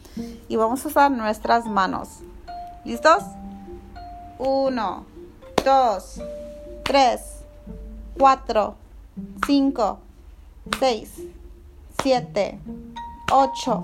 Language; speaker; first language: Spanish; early bilingual, heritage; Spanish